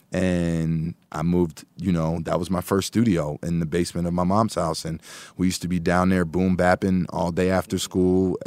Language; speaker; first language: English; native; English